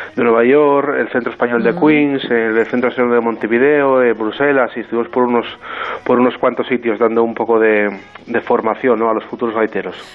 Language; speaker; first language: Spanish; non-native, local second language; Asturian